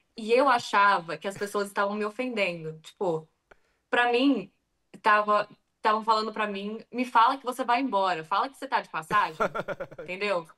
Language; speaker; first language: Portuguese; early bilingual, other home language; English